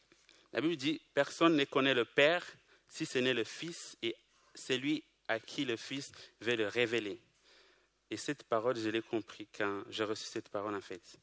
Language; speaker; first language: French; non-native, local second language; Kinyarwanda